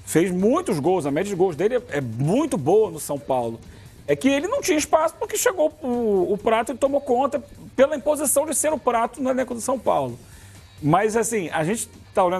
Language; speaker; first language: Portuguese; native; Portuguese